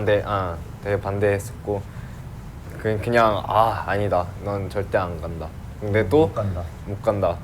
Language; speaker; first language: Korean; early bilingual, heritage; English